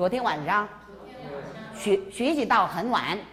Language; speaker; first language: Chinese; non-native, fluent; Korean